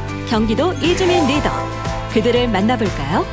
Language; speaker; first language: Korean; native; Korean